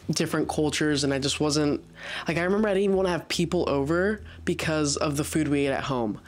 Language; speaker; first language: English; early bilingual, other home language; Spanish